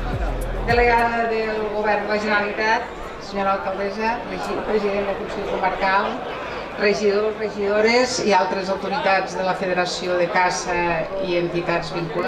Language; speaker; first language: Catalan; native; Catalan